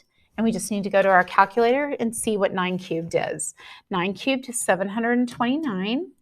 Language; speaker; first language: English; native; English